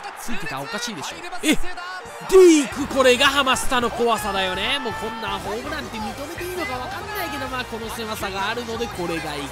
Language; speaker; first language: Japanese; native; Japanese